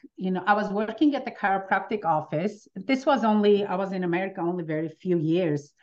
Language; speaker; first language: English; early bilingual, other home language; Armenian